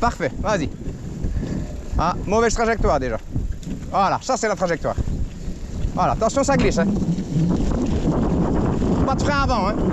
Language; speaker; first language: French; native; French